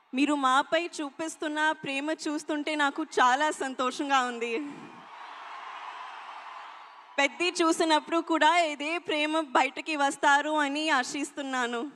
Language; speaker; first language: Telugu; non-native, learner; Hindi